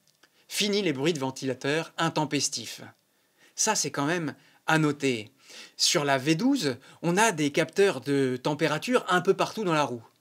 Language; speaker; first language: French; native; French